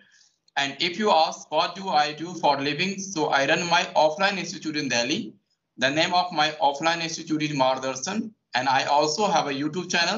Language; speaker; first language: English; non-native, local second language; Hindi